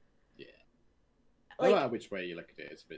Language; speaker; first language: English; native; English